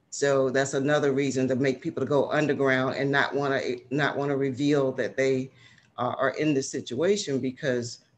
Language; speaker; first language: English; native; English